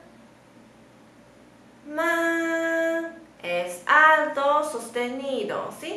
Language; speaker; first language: Spanish; non-native, fluent; Chinese